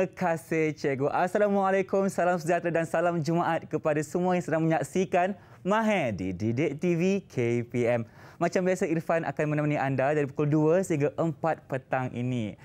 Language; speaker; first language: Malay; native; Malay